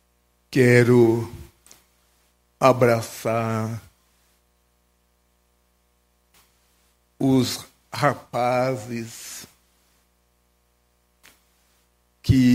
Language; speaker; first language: Portuguese; native; Portuguese